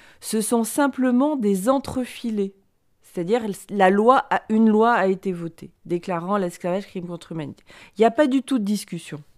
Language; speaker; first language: French; native; French